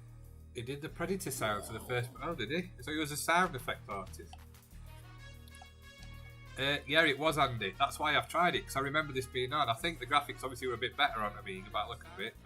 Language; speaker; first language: English; native; English